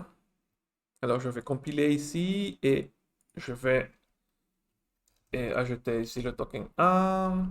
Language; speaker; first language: French; non-native, fluent; Spanish